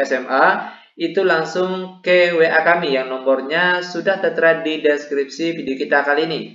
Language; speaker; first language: Indonesian; native; Indonesian